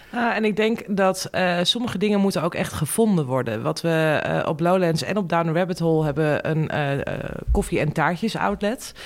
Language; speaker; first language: Dutch; native; Dutch